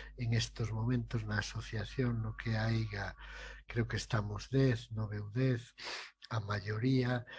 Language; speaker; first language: Spanish; non-native, local second language; Galician